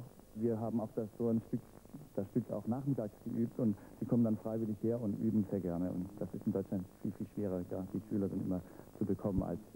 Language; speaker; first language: German; native; German